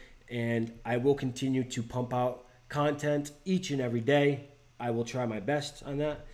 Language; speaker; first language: English; native; English